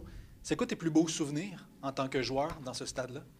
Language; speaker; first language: French; native; French